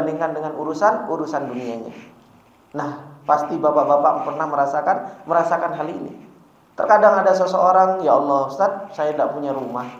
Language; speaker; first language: Indonesian; native; Indonesian